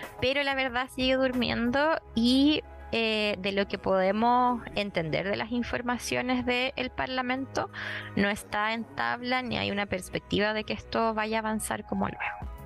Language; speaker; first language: Spanish; native; Spanish